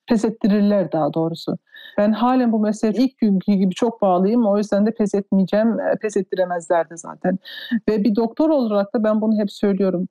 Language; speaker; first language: Turkish; early bilingual, heritage; Turkish